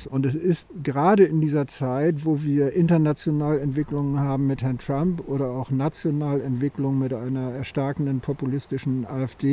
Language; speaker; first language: German; native; German